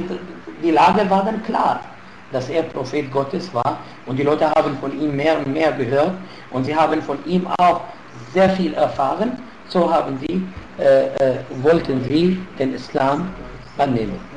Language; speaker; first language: German; non-native, fluent; Arabic